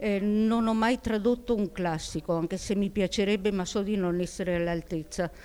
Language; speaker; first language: Italian; early bilingual, heritage; Italian